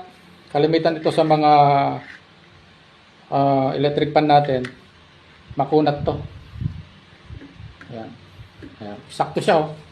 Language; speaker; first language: Filipino; native; Filipino